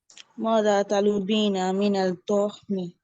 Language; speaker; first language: Arabic; non-native, learner; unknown